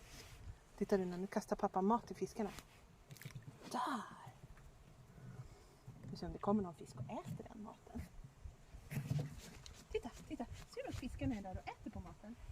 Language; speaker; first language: Swedish; native; Swedish